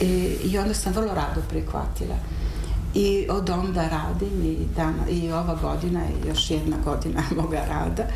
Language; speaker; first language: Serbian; non-native, fluent; Italian